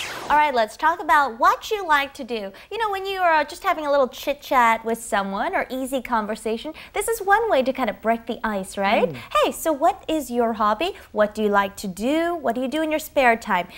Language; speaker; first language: English; native; English